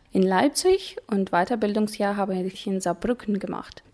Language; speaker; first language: German; non-native, fluent; Russian